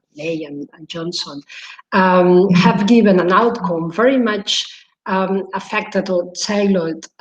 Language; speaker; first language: English; non-native, fluent; Catalan